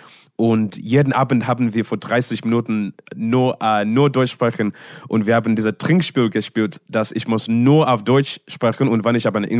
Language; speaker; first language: German; non-native, learner; English